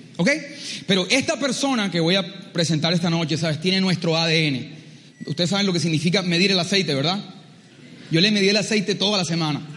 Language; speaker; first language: Spanish; native; Spanish